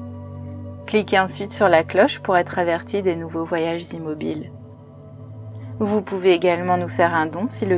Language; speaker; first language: French; native; French